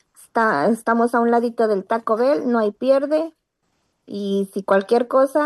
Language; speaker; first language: Spanish; native; Spanish